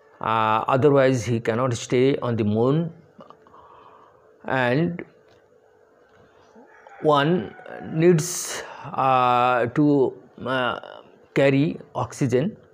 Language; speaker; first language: English; non-native, local second language; Bangla